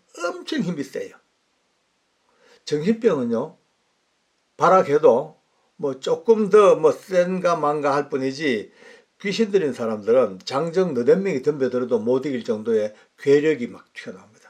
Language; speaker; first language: Korean; native; Korean